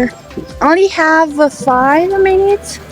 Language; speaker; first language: English; non-native, learner; Chinese